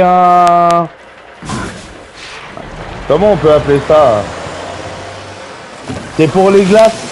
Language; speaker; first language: French; native; French